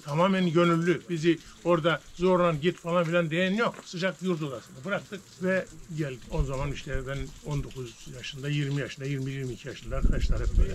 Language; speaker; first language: Turkish; native; Turkish